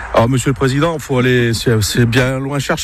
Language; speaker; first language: French; native; French